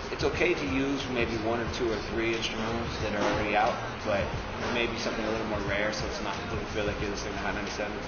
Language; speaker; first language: English; native; English